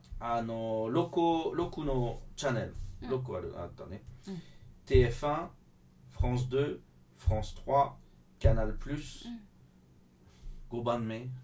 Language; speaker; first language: Japanese; non-native, fluent; French